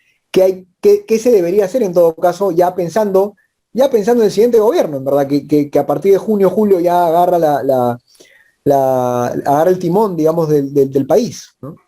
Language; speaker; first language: Spanish; native; Spanish